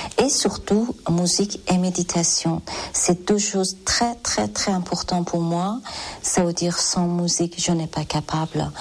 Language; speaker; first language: French; non-native, learner; Persian